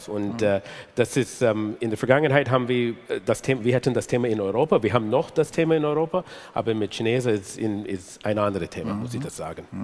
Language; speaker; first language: German; non-native, fluent; English